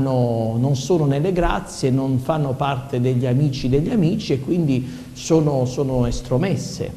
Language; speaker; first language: Italian; native; Italian